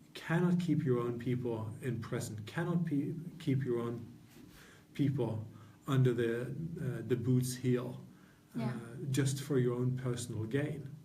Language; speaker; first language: English; non-native, fluent; Norwegian